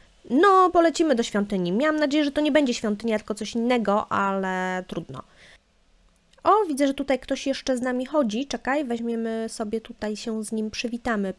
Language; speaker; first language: Polish; native; Polish